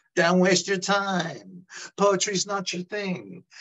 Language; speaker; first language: English; early bilingual, other home language; Italian